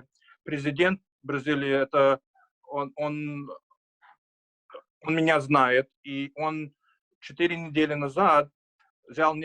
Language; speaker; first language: Russian; early bilingual, heritage; Russian